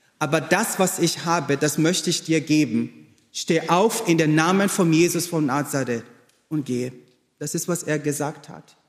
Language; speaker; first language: German; non-native, fluent; Portuguese